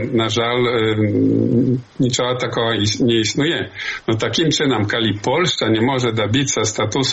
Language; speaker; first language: Polish; non-native, learner; Belarusian